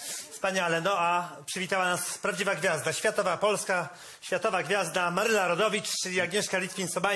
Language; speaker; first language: Polish; native; Polish